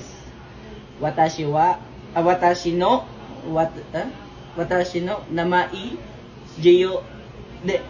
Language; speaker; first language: Japanese; non-native, learner; Filipino